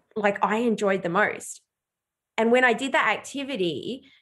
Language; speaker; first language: English; native; English